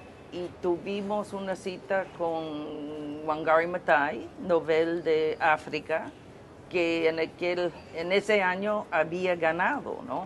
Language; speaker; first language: Spanish; non-native, fluent; English